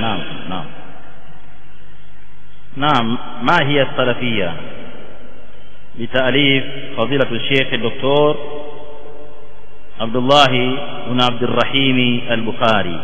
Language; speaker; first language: Arabic; non-native, fluent; Swahili